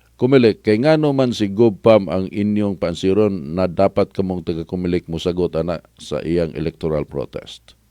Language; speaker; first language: Cebuano; native; Cebuano